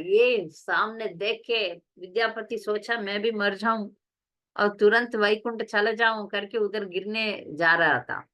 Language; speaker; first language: Hindi; non-native, local second language; Tamil